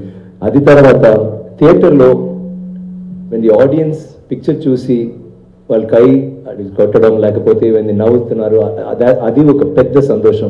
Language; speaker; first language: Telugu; non-native, learner; Tamil